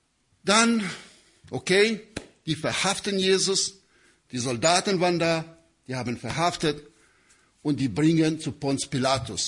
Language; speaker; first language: German; non-native, learner; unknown